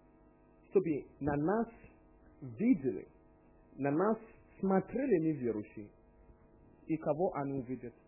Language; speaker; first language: Russian; non-native, learner; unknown